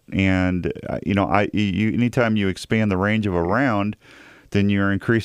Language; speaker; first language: English; native; English